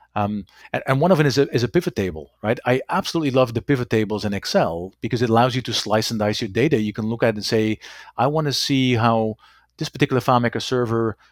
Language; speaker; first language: English; non-native, fluent; Dutch